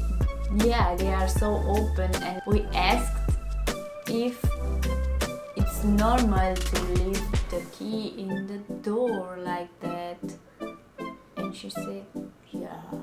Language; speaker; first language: English; non-native, learner; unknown